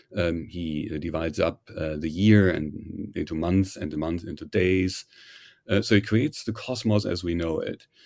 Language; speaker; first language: English; non-native, fluent; German